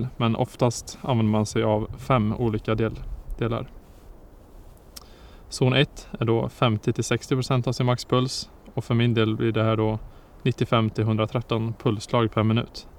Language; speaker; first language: Swedish; native; Swedish